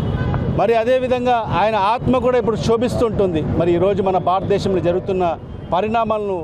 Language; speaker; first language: Telugu; native; Telugu